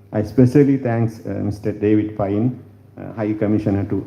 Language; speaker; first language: English; non-native, local second language; Sinhala